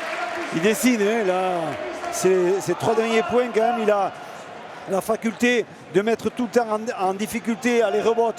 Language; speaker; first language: French; native; French